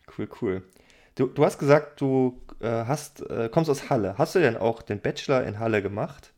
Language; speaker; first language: German; native; German